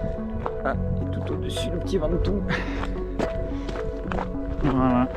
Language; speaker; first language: French; native; French